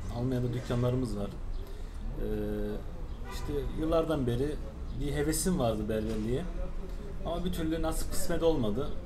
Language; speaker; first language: Turkish; early bilingual, heritage; Turkish